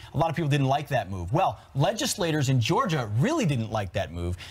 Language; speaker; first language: English; native; English